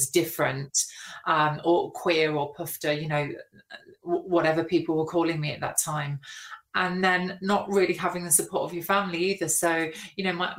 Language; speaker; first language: English; native; English